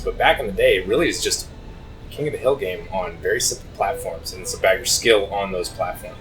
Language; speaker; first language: English; native; English